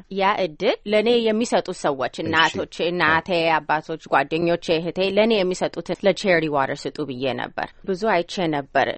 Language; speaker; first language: Amharic; early bilingual, heritage; Amharic